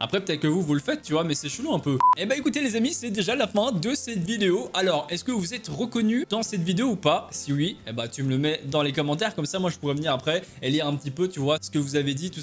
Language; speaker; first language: French; native; French